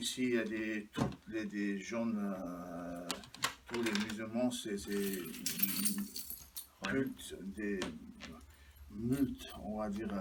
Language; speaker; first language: French; non-native, learner; Chechen